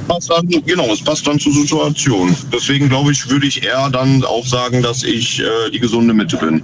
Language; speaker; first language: German; native; German